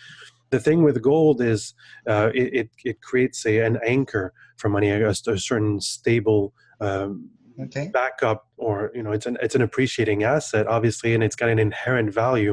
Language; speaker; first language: English; non-native, fluent; French